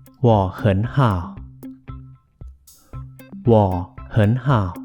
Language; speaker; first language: Chinese; non-native, fluent; Thai